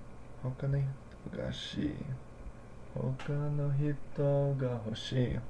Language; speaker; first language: Japanese; non-native, learner; English